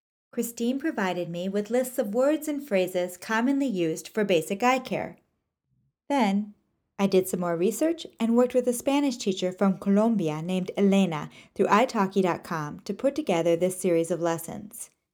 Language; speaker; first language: English; native; English